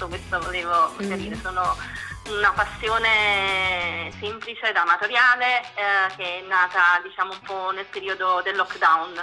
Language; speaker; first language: Italian; native; Italian